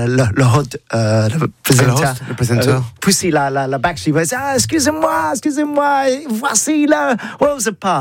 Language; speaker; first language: French; non-native, learner; English